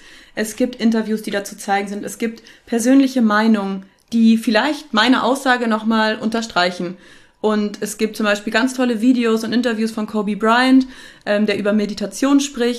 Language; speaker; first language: German; native; German